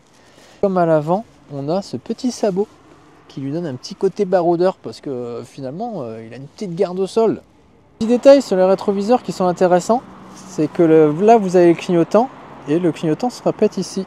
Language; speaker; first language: French; native; French